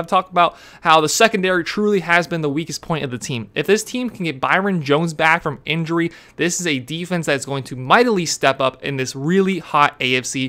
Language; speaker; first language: English; native; English